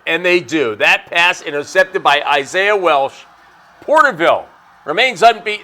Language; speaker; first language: English; native; English